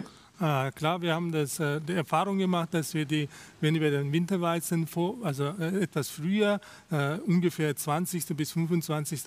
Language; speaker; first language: German; non-native, fluent; Russian